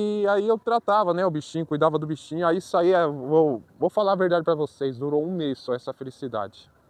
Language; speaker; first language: Portuguese; native; Portuguese